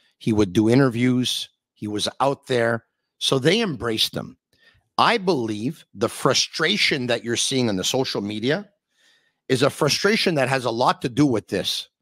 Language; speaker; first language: English; native; English